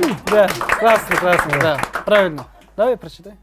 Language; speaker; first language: Russian; non-native, learner; Kazakh